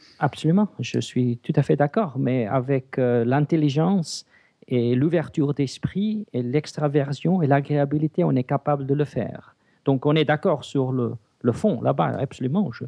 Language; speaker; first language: French; non-native, fluent; English